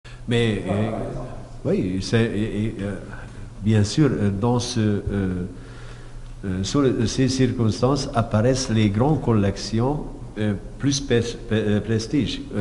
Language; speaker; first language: French; non-native, fluent; Hungarian